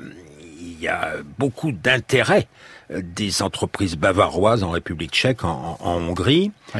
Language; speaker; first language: French; native; French